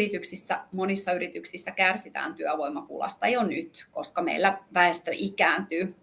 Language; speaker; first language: Finnish; native; Finnish